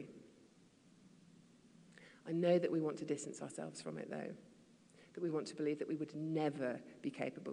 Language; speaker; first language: English; native; English